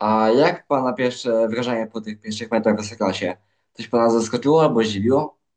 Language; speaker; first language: Polish; native; Polish